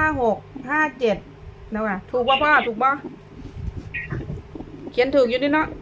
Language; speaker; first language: Thai; non-native, local second language; Lao